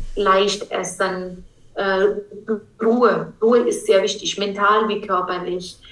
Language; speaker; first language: German; non-native, fluent; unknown